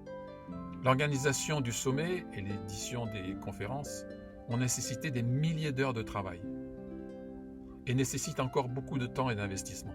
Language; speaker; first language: French; native; French